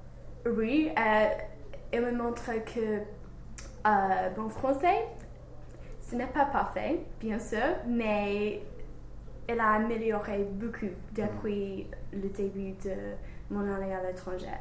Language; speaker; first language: French; non-native, learner; English